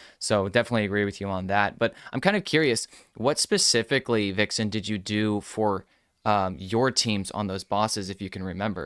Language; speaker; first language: English; native; English